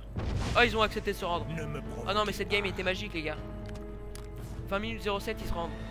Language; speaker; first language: French; native; French